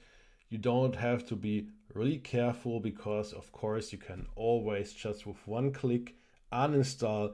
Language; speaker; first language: English; non-native, fluent; German